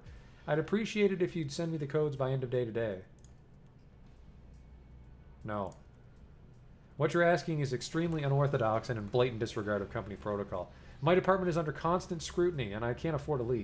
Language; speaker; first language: English; native; English